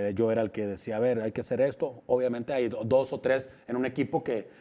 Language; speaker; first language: Spanish; native; Spanish